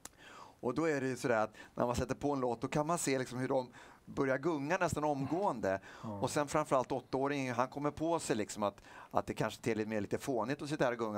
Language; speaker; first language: Swedish; native; Swedish